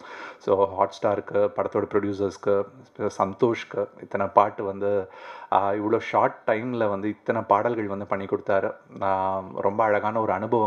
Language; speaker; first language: Tamil; native; Tamil